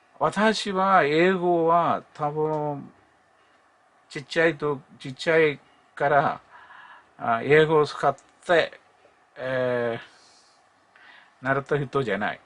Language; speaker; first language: Japanese; non-native, learner; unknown